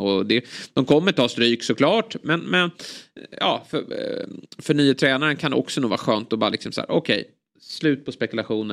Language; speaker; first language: Swedish; native; Swedish